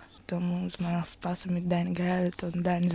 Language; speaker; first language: German; non-native, learner; Portuguese